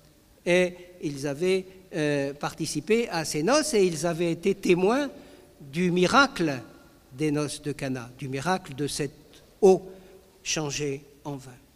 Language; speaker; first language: French; native; French